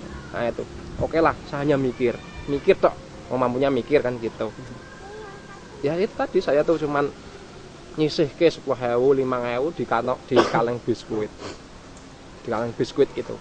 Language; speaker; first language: Indonesian; non-native, local second language; Javanese